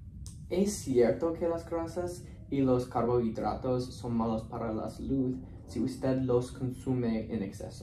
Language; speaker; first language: Spanish; non-native, learner; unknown